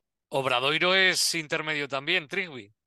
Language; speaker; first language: Spanish; native; Spanish